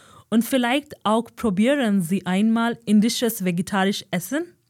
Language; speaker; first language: German; non-native, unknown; Hindi